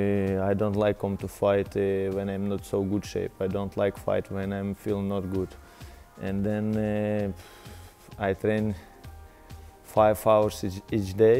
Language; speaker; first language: English; non-native, learner; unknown